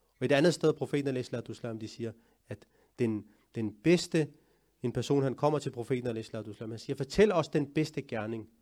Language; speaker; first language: Danish; early bilingual, other home language; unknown